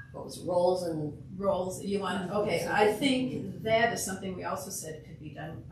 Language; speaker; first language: English; native; English